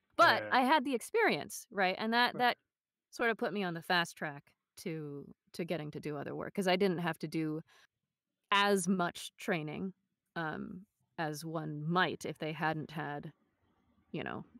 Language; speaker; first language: English; native; English